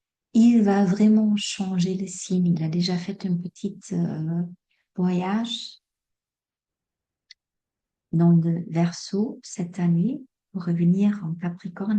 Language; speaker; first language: French; non-native, fluent; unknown